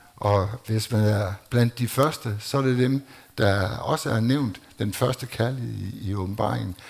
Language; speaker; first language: Danish; native; Danish